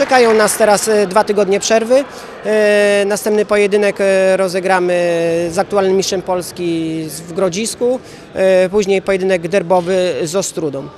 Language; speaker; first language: Polish; native; Polish